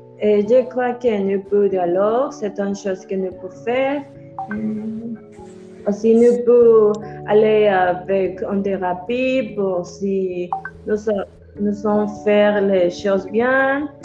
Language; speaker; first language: French; non-native, learner; Spanish